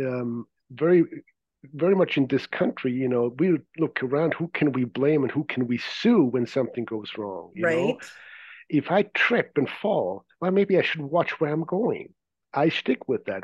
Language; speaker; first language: English; non-native, fluent; Swiss German